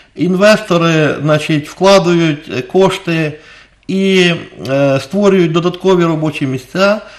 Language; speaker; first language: Ukrainian; non-native, local second language; Russian